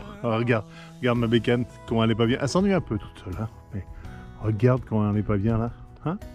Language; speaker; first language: French; native; French